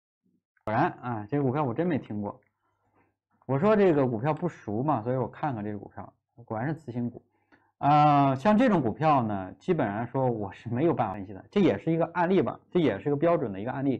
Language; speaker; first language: Chinese; native; Chinese